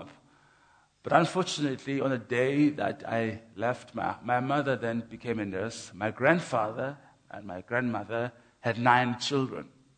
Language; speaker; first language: English; non-native, local second language; Xhosa